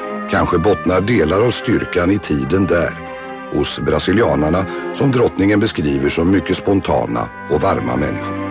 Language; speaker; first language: Swedish; native; Swedish